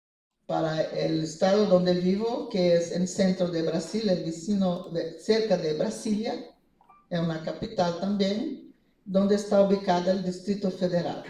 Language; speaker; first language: Spanish; non-native, fluent; Portuguese